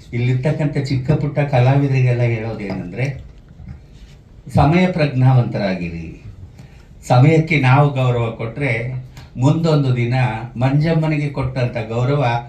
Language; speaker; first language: Kannada; native; Kannada